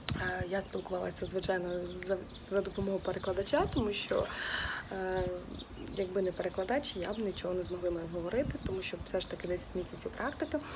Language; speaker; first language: Ukrainian; native; Ukrainian